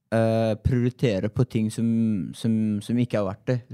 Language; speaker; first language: Norwegian; non-native, fluent; Persian